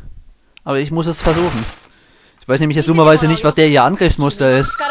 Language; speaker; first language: German; native; German